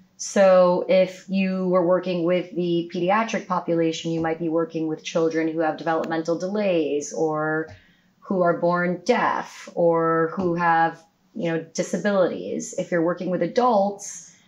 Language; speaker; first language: English; native; English